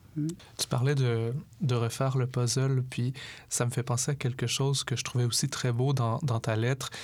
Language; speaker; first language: French; native; French